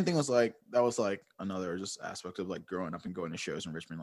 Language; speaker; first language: English; native; English